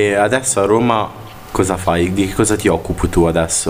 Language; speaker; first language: Italian; native; Italian